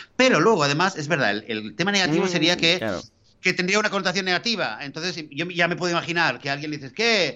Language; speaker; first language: Spanish; native; Spanish